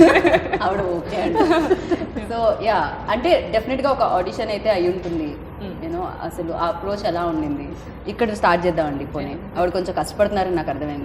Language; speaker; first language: Telugu; native; Telugu